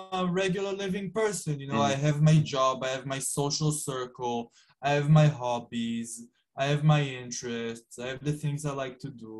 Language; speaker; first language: English; non-native, fluent; Hebrew